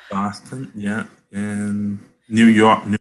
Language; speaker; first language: English; non-native, learner; Portuguese